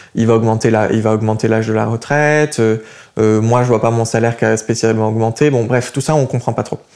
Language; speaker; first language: French; early bilingual, other home language; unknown